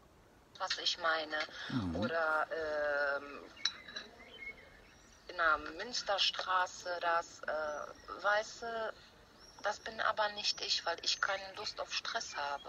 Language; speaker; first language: German; native; German